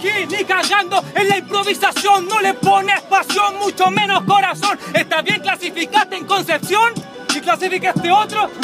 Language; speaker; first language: Spanish; native; Spanish